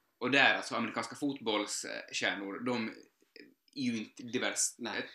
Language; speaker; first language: Swedish; native; Swedish